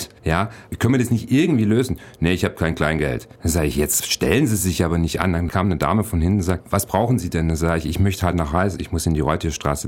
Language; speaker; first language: German; native; German